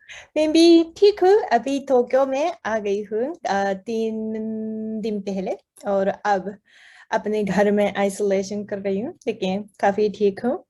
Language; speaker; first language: Hindi; non-native, fluent; Japanese